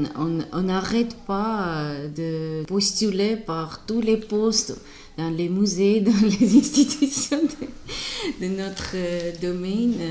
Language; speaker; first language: French; non-native, fluent; Armenian